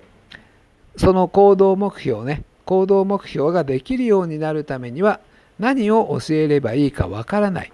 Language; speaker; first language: Japanese; native; Japanese